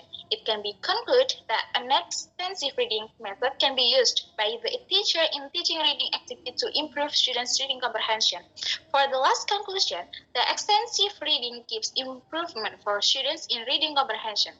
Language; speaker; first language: English; non-native, learner; Indonesian